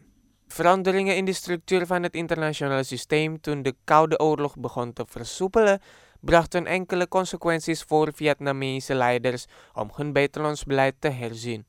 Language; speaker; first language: Dutch; non-native, fluent; Indonesian